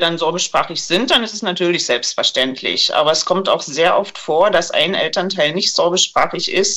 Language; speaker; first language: German; native; German